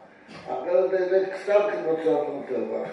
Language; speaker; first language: Hebrew; non-native, fluent; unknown